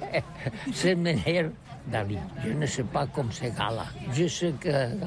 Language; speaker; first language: French; non-native, learner; Catalan